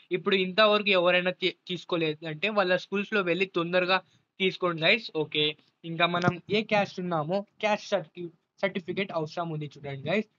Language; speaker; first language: Telugu; non-native, local second language; Urdu